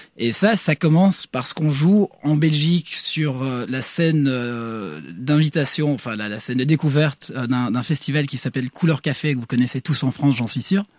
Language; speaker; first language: French; non-native, fluent; Swedish